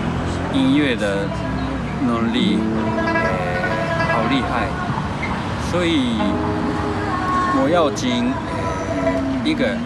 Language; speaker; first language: Chinese; non-native, learner; Japanese